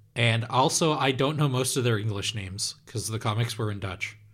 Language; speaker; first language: English; non-native, fluent; Dutch